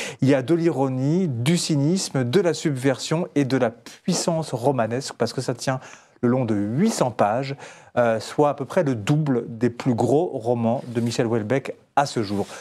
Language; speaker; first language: French; native; French